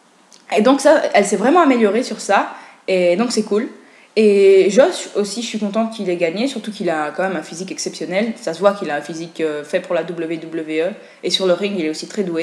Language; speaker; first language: French; native; French